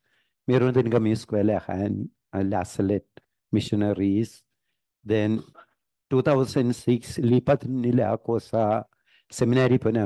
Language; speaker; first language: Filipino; non-native, fluent; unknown